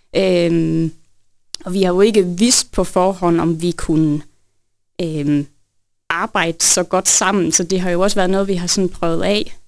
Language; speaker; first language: Danish; native; Danish